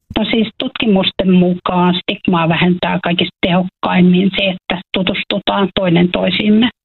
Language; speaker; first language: Finnish; native; Finnish